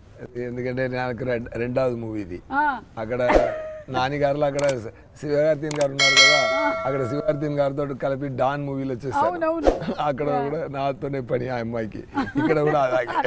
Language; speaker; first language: Telugu; non-native, fluent; Tamil